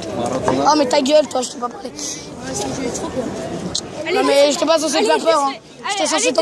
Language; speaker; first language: French; native; French